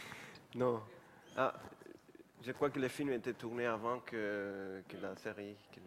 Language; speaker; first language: French; non-native, fluent; Spanish